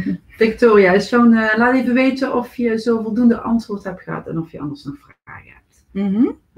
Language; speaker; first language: Dutch; native; Dutch